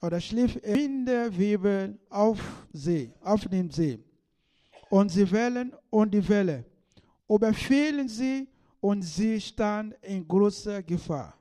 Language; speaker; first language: German; non-native, learner; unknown